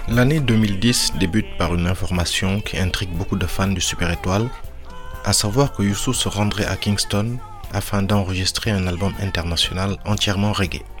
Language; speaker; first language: French; non-native, local second language; Wolof